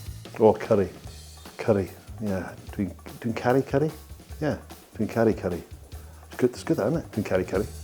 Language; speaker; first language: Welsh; non-native, learner; English